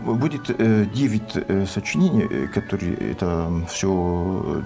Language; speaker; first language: Russian; non-native, learner; French